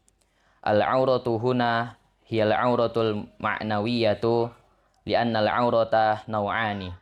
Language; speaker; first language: Arabic; non-native, learner; Indonesian